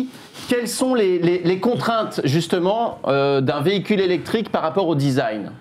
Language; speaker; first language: French; native; French